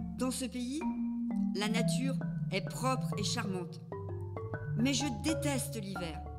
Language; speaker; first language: French; native; French